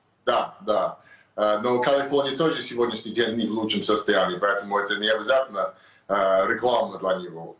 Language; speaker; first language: Russian; non-native, fluent; English